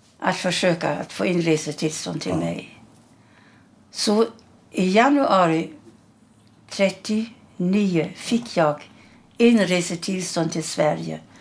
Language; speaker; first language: Swedish; early bilingual, other home language; German